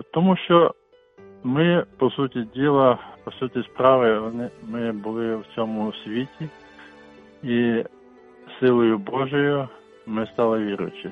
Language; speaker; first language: Ukrainian; non-native, local second language; Russian